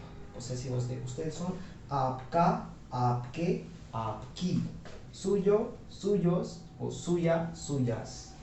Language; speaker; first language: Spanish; non-native, fluent; Hindi